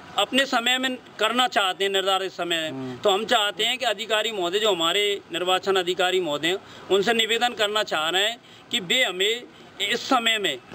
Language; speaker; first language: Hindi; native; Hindi